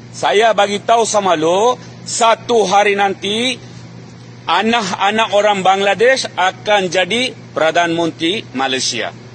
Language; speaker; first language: Malay; non-native, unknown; Bangla